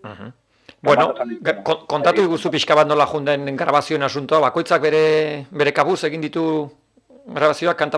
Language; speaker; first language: Basque; native; Basque